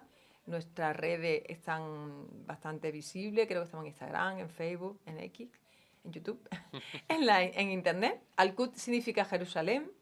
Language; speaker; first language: Spanish; native; Spanish